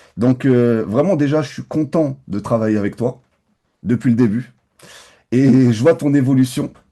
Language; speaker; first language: French; native; French